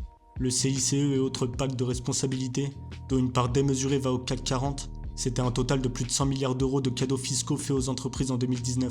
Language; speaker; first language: French; native; French